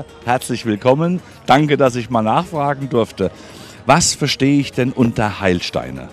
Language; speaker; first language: German; native; German